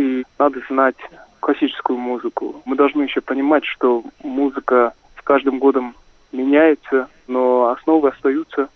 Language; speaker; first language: Russian; non-native, local second language; Kazakh